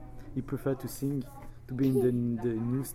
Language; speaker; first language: English; non-native, fluent; French